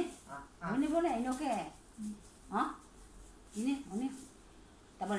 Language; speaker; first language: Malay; non-native, learner; Indonesian